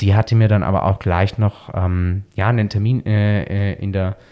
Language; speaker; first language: German; native; German